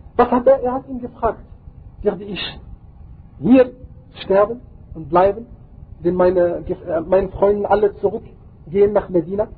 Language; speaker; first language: German; non-native, fluent; Arabic